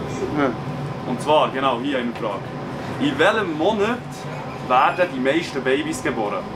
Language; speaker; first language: German; native; German